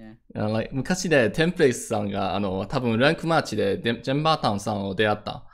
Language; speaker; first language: Japanese; non-native, learner; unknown